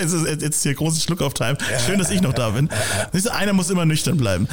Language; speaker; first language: German; native; German